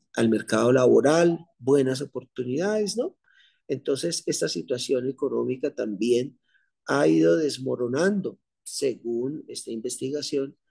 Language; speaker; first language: Spanish; native; Spanish